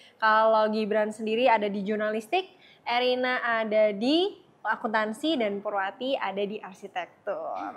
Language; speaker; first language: Indonesian; native; Indonesian